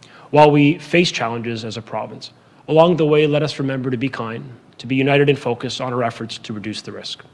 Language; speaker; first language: English; native; English